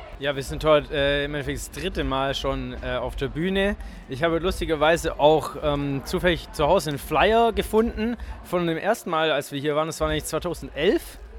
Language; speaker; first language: German; native; German